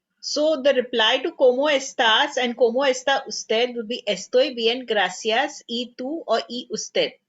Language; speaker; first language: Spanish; non-native, fluent; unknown